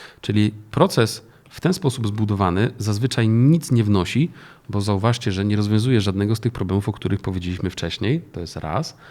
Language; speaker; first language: Polish; native; Polish